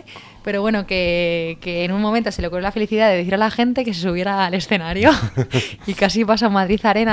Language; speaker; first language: Spanish; native; Spanish